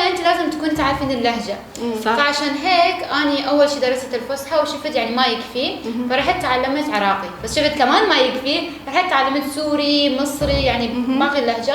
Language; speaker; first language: Arabic; non-native, fluent; Persian